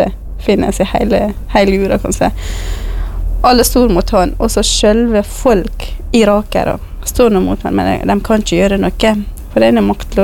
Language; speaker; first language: Norwegian; non-native, fluent; Kurdish